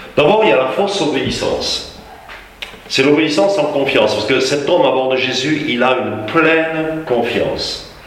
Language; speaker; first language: French; native; French